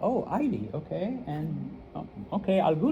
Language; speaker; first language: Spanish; non-native, fluent; English